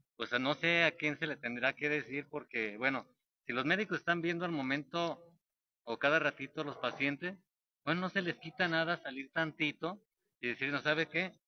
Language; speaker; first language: Spanish; native; Spanish